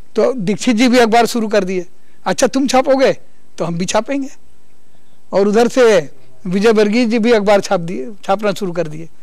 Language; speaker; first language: Hindi; native; Hindi